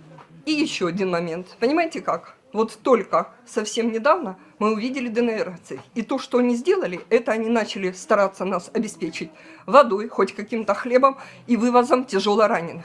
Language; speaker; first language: Russian; native; Russian